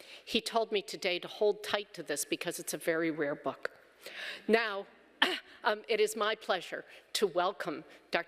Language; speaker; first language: English; native; English